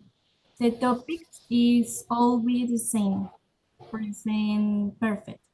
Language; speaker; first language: English; non-native, learner; Spanish